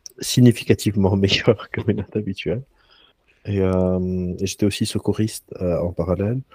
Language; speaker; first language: French; non-native, local second language; Arabic